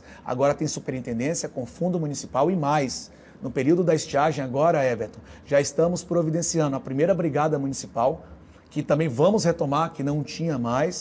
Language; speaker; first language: Portuguese; native; Portuguese